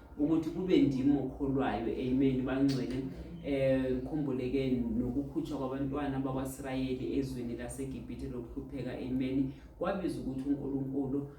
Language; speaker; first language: Zulu; non-native, local second language; Xhosa